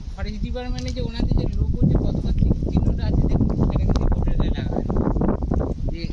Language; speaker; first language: Bangla; native; Bangla